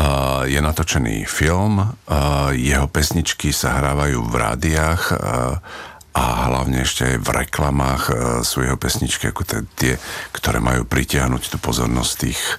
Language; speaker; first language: Slovak; native; Slovak